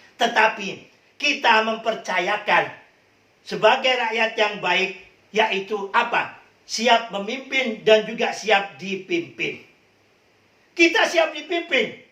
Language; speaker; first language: Indonesian; native; Indonesian